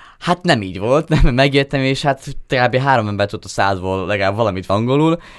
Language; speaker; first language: Hungarian; native; Hungarian